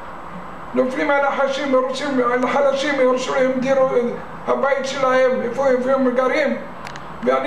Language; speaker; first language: Hebrew; non-native, fluent; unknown